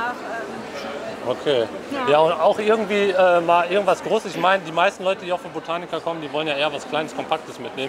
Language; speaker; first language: German; native; German